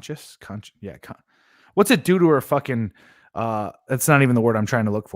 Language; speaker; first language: English; native; English